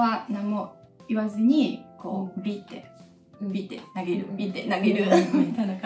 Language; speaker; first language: Japanese; non-native, fluent; Chinese